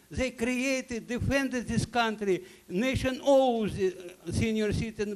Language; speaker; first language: English; non-native, learner; Russian